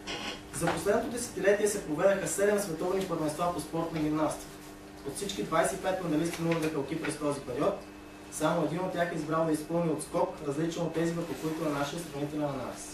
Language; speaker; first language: Bulgarian; native; Bulgarian